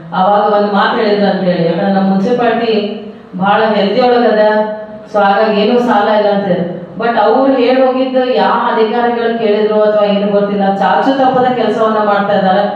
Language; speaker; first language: Kannada; native; Kannada